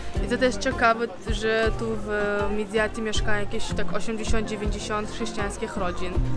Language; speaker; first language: Polish; non-native, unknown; Uzbek